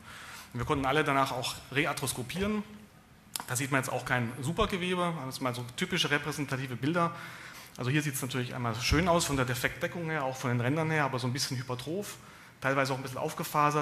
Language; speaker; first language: German; native; German